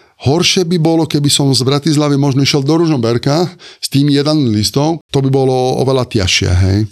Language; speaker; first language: Slovak; non-native, fluent; Italian